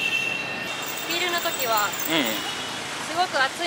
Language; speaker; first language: Japanese; non-native, fluent; Vietnamese